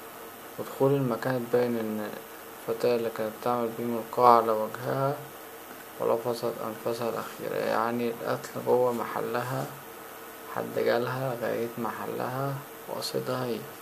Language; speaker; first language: Arabic; native; Arabic